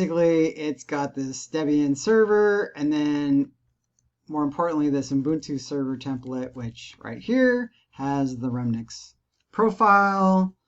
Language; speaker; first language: English; native; English